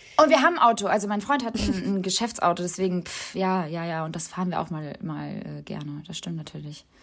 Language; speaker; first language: German; early bilingual, other home language; Albanian